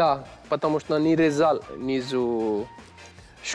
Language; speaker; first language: Russian; non-native, learner; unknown